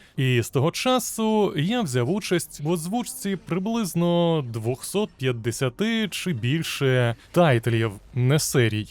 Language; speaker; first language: Ukrainian; non-native, local second language; Russian